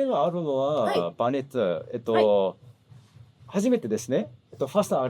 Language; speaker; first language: Japanese; non-native, learner; English